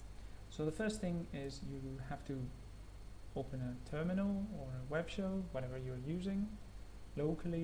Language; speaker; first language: English; non-native, fluent; Spanish